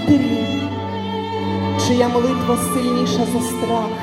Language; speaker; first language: Ukrainian; native; Ukrainian